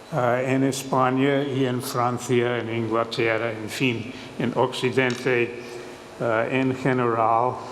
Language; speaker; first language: Spanish; non-native, fluent; English